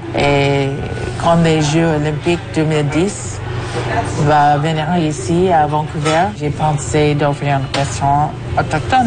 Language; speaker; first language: French; non-native, fluent; English